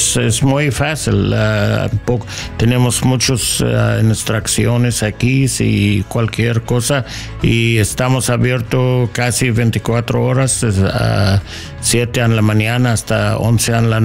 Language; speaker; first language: Spanish; non-native, learner; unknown